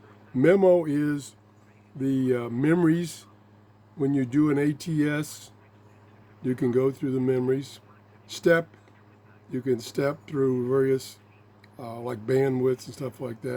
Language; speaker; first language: English; native; English